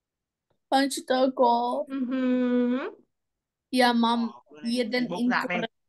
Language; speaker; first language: Czech; non-native, learner; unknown